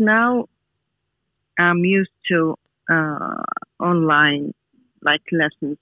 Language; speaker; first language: English; non-native, fluent; Arabic